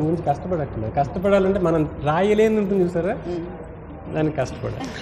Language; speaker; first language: Telugu; native; Telugu